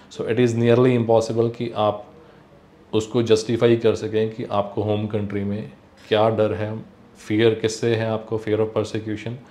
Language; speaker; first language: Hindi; non-native, local second language; Punjabi